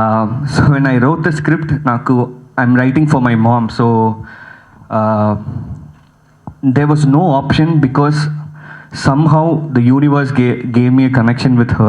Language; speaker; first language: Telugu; early bilingual, heritage; Telugu